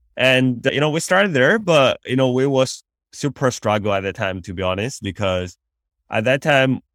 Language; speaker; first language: English; non-native, fluent; Chinese